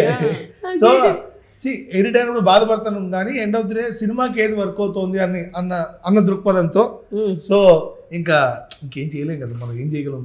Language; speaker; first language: Telugu; native; Telugu